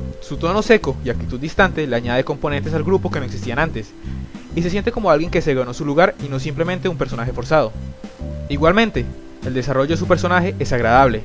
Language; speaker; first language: Spanish; native; Spanish